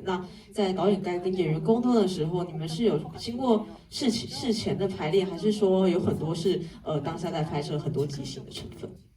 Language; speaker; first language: Chinese; native; Chinese